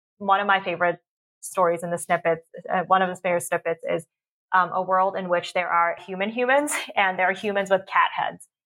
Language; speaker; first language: English; early bilingual, other home language; Cantonese